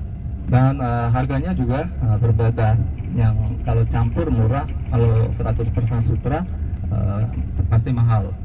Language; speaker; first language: Indonesian; non-native, fluent; Uzbek